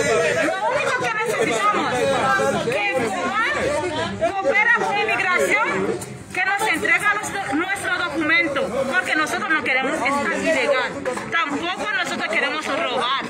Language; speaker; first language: Spanish; non-native, fluent; Haitian Creole